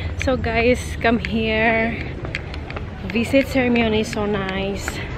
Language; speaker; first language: English; non-native, local second language; Cebuano